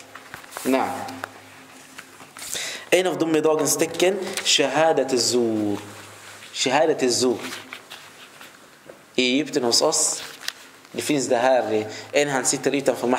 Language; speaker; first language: Swedish; non-native, fluent; Arabic